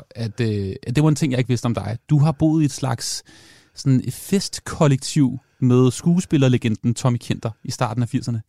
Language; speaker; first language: Danish; native; Danish